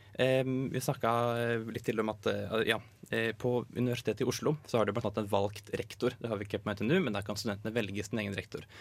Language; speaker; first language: Norwegian; native; Norwegian